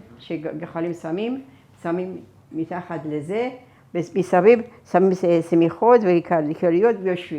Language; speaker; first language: Hebrew; non-native, fluent; Persian